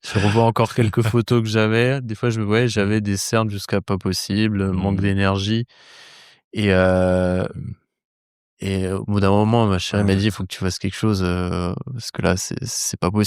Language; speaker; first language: French; native; French